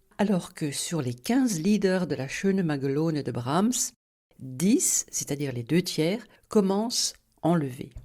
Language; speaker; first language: French; native; French